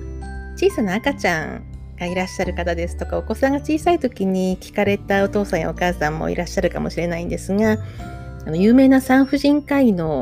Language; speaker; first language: Japanese; native; Japanese